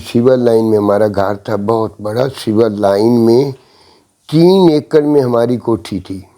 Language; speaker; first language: Urdu; non-native, local second language; Punjabi